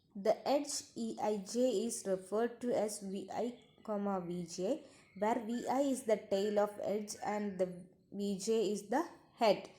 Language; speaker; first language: English; non-native, local second language; Malayalam